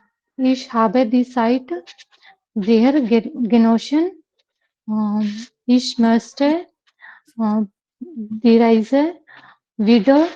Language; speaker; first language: German; non-native, learner; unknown